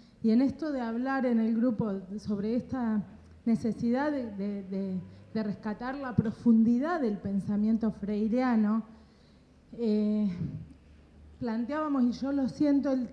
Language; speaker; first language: Spanish; native; Spanish